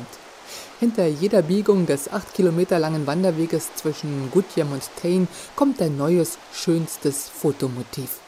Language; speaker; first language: German; native; German